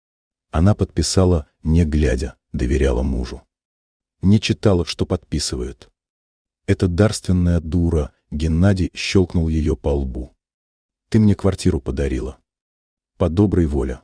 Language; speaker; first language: Russian; native; Russian